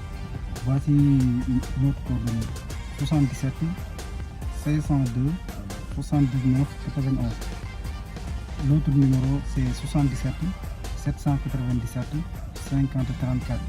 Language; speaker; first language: French; non-native, local second language; Wolof